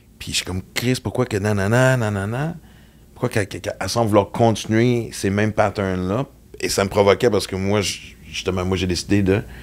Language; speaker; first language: French; native; French